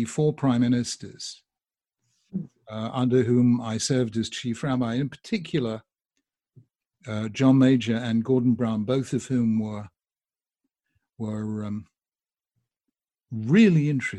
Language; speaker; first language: English; native; English